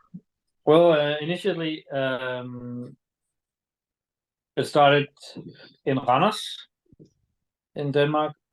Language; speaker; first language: English; non-native, fluent; Danish